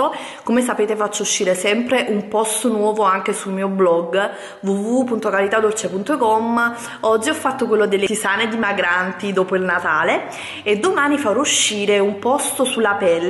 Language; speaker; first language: Italian; native; Italian